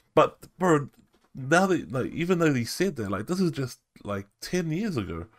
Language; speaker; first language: English; native; English